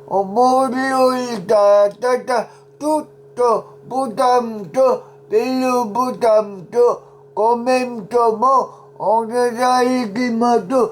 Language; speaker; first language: Japanese; non-native, learner; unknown